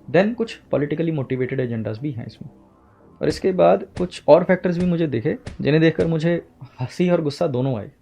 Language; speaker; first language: Hindi; native; Hindi